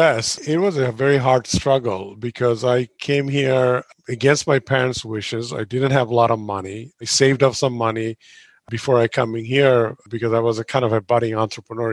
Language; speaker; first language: English; non-native, local second language; Bangla